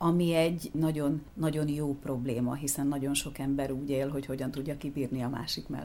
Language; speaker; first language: Hungarian; native; Hungarian